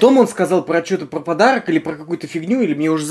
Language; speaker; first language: Russian; native; Russian